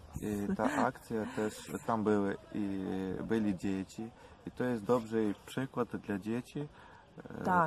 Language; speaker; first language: Polish; non-native, learner; Ukrainian